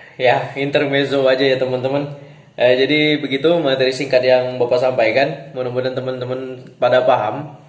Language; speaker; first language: Indonesian; native; Indonesian